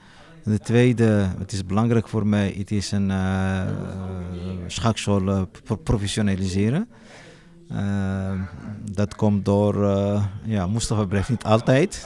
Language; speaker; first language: Dutch; non-native, local second language; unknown